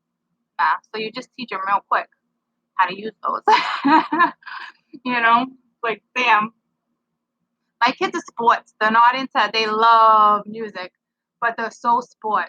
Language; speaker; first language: English; native; English